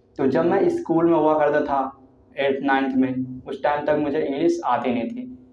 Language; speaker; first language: Hindi; native; Hindi